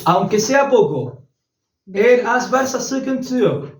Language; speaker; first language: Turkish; non-native, learner; Spanish